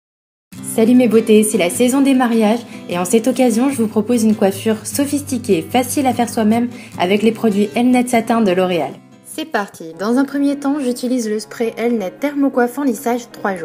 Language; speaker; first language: French; native; French